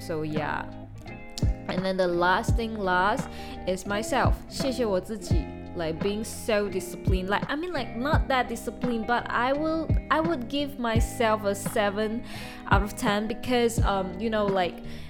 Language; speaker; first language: English; non-native, local second language; Chinese